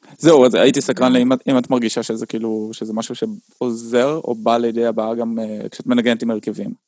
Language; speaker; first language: Hebrew; native; Hebrew